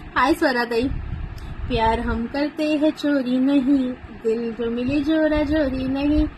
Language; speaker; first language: Hindi; non-native, local second language; Marathi